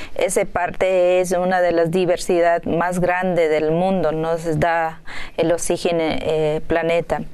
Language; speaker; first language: Spanish; native; Spanish